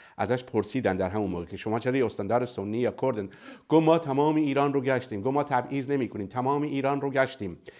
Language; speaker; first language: Persian; non-native, local second language; Baluchi